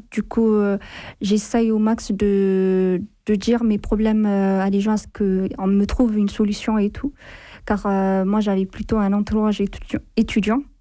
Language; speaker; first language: French; non-native, fluent; Amharic